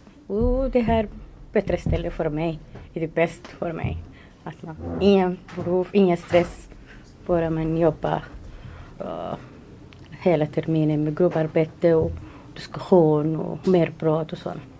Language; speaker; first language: Swedish; non-native, learner; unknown